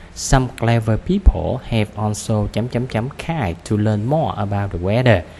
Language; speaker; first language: English; non-native, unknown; Vietnamese